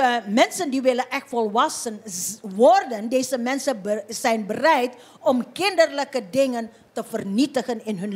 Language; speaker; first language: Dutch; non-native, fluent; Indonesian